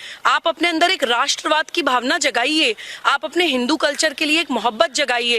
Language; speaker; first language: Hindi; native; Hindi